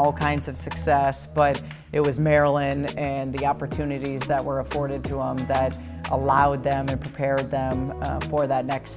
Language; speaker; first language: English; native; English